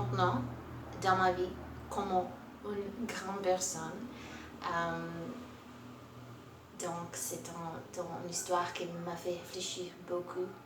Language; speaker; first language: French; non-native, learner; Portuguese